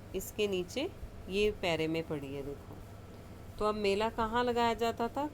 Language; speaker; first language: Hindi; non-native, local second language; Punjabi